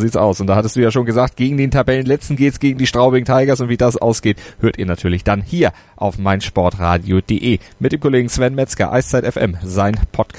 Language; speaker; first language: German; native; German